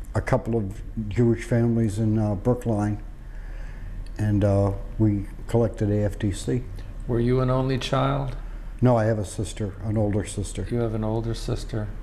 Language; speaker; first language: English; native; English